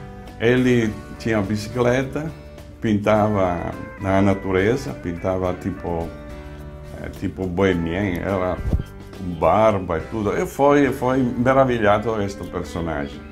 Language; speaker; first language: Portuguese; non-native, fluent; Italian